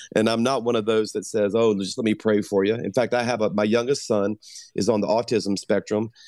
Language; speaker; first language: English; native; English